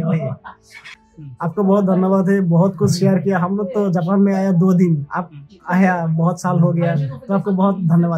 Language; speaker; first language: Hindi; non-native, learner; Bangla